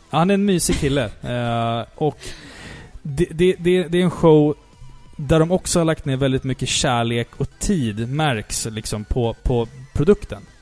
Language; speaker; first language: Swedish; native; Swedish